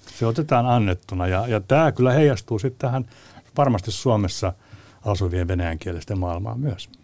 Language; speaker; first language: Finnish; native; Finnish